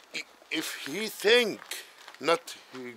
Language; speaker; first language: English; non-native, learner; Arabic